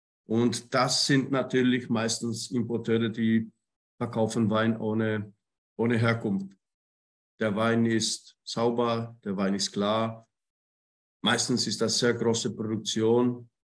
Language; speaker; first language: German; non-native, fluent; Czech